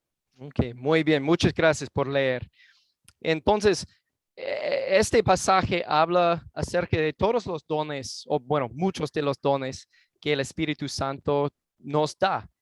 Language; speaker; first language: Spanish; non-native, fluent; English